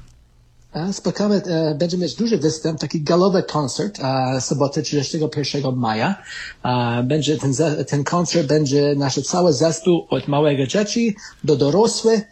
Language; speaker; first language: Polish; early bilingual, heritage; Polish